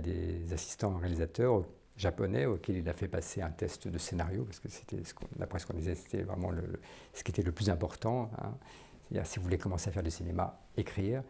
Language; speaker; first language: French; native; French